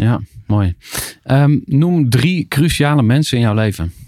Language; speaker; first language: Dutch; native; Dutch